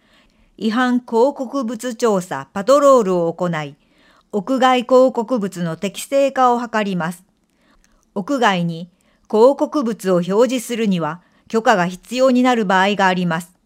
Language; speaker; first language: Japanese; native; Japanese